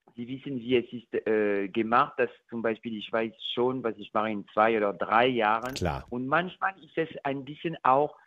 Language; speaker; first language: German; non-native, learner; French